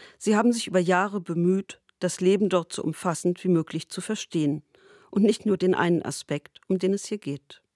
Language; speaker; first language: German; native; German